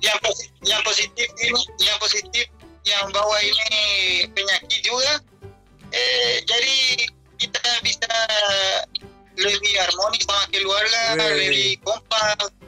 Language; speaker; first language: Indonesian; non-native, fluent; Spanish